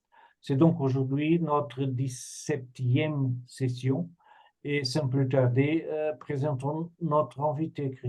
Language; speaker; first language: French; non-native, fluent; Portuguese